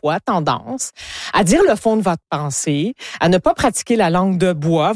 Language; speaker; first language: French; native; French